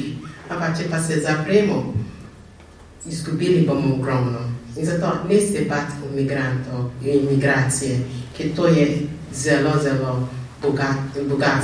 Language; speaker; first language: Slovenian; non-native, fluent; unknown